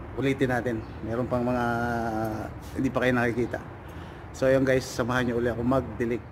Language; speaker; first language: Filipino; non-native, local second language; Bikol